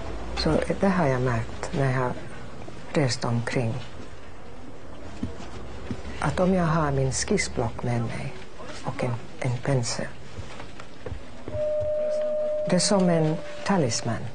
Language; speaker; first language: Swedish; non-native, fluent; English